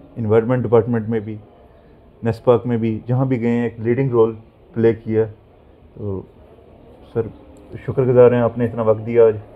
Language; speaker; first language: Urdu; non-native, local second language; Punjabi